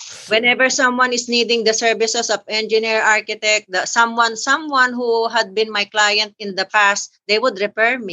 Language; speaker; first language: English; non-native, local second language; Filipino